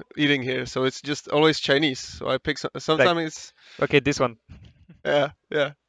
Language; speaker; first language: English; non-native, fluent; Czech